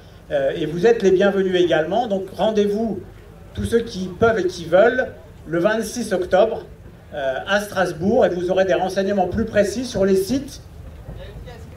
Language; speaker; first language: French; native; French